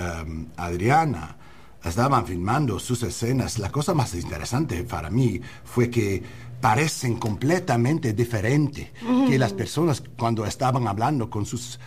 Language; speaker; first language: Spanish; non-native, learner; English